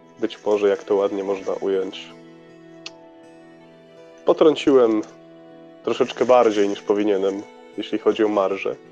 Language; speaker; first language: Polish; native; Polish